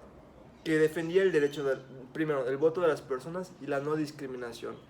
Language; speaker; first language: Spanish; native; Spanish